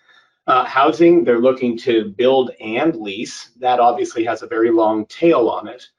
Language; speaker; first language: English; native; English